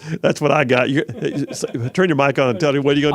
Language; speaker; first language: English; native; English